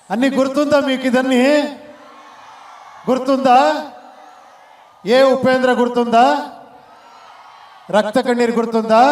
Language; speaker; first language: Telugu; non-native, local second language; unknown